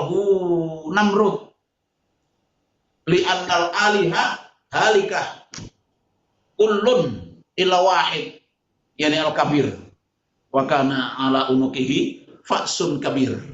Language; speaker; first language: Arabic; non-native, fluent; Indonesian